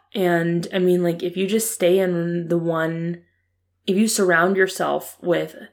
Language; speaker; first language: English; native; English